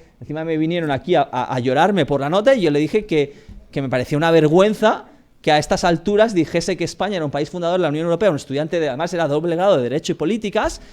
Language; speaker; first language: Spanish; native; Spanish